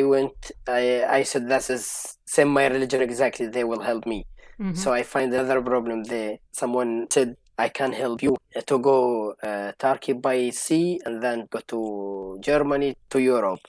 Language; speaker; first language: English; non-native, learner; Arabic